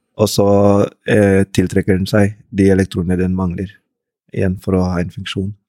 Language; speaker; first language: Norwegian; early bilingual, other home language; Rundi